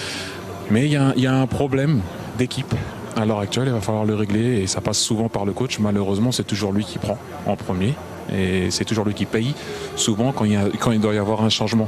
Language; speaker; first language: French; native; French